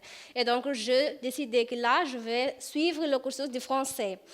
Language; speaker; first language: French; non-native, fluent; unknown